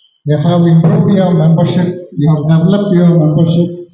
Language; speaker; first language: English; non-native, local second language; Malayalam